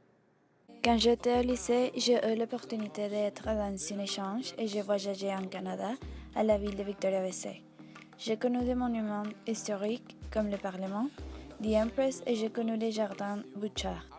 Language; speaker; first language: French; non-native, learner; Spanish